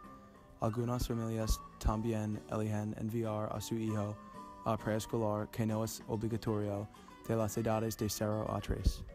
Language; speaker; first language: Spanish; non-native, learner; English